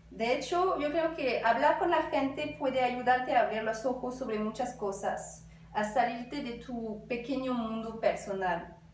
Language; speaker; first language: Spanish; non-native, fluent; French